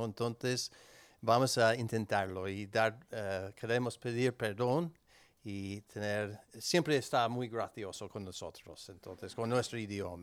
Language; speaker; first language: Spanish; non-native, learner; English